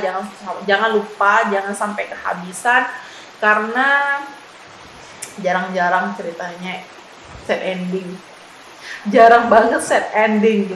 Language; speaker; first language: Indonesian; native; Indonesian